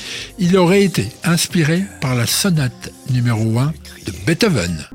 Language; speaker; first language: French; native; French